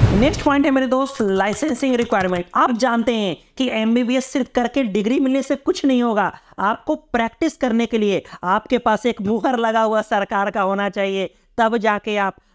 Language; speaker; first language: Hindi; native; Hindi